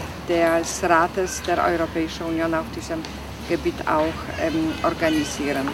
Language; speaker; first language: German; non-native, fluent; Polish